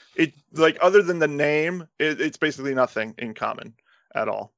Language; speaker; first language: English; early bilingual, other home language; Spanish